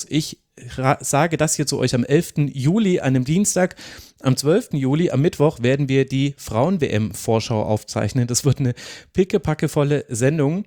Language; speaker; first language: German; native; German